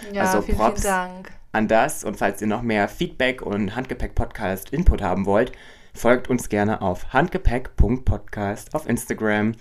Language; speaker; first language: German; native; German